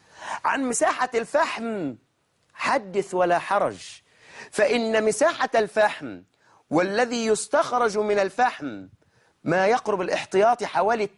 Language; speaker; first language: Arabic; native; Arabic